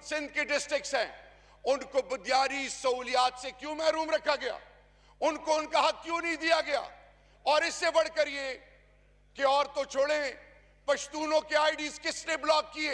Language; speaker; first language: Urdu; non-native, local second language; Pashto